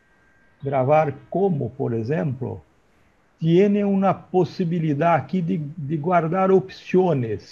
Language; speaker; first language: Spanish; non-native, learner; Portuguese